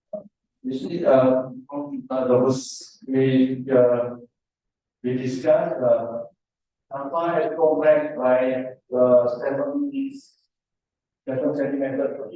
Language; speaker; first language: English; non-native, learner; Indonesian